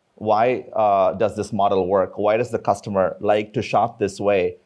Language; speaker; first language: English; non-native, local second language; Tamil